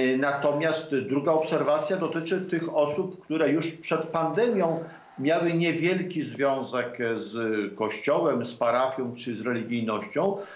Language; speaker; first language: Polish; native; Polish